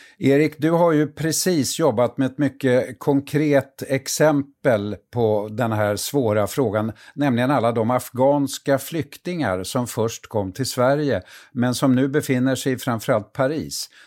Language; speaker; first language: Swedish; native; Swedish